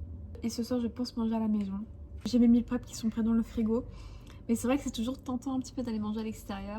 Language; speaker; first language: French; native; French